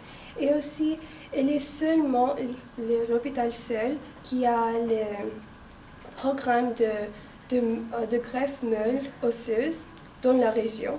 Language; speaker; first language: French; non-native, learner; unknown